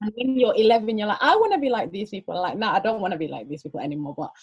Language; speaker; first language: English; early bilingual, other home language; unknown